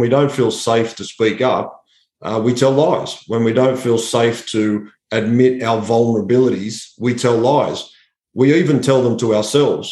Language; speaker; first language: English; native; English